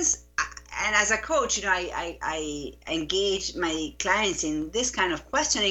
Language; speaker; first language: English; non-native, fluent; Spanish